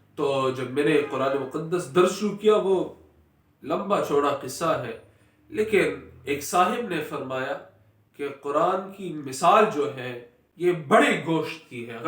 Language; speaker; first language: Urdu; non-native, local second language; Pashto